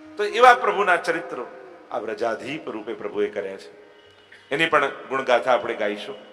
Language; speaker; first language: Gujarati; non-native, local second language; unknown